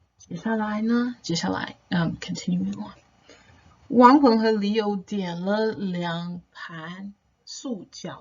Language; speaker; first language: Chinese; non-native, fluent; English